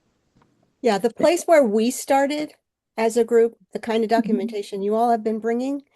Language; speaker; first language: English; native; English